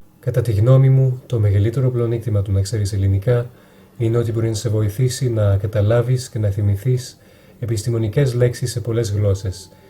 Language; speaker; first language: Greek; non-native, fluent; French